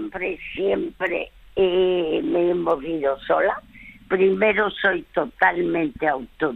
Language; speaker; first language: Spanish; early bilingual, other home language; French